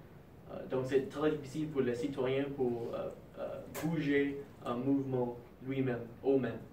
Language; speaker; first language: French; non-native, fluent; English